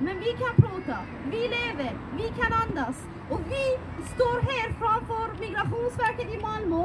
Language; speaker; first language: Swedish; non-native, fluent; Persian